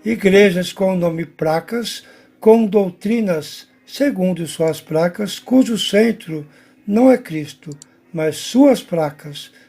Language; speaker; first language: Portuguese; native; Portuguese